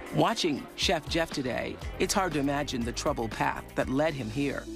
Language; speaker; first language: English; native; English